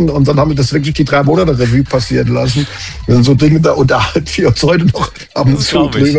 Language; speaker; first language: German; native; German